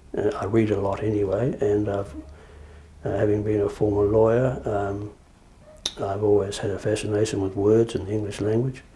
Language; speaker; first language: English; native; English